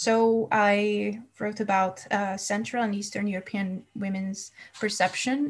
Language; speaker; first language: English; non-native, fluent; Hungarian